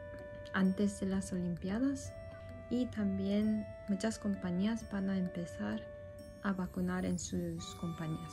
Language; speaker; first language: Spanish; non-native, fluent; Japanese